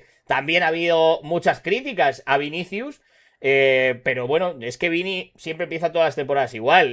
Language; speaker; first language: Spanish; native; Spanish